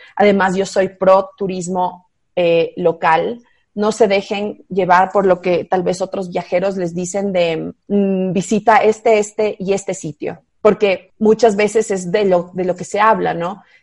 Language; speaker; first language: Spanish; native; Spanish